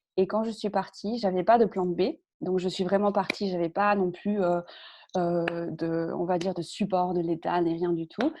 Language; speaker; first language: French; early bilingual, other home language; Spanish